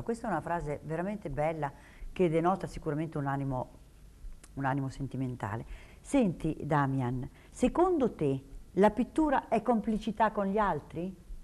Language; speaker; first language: Italian; native; Italian